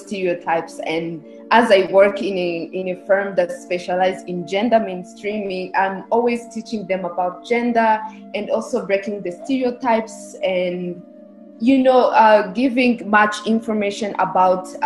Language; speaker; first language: English; non-native, local second language; Kinyarwanda